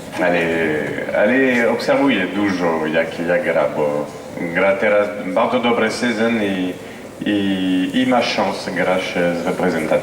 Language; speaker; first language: Polish; non-native, learner; French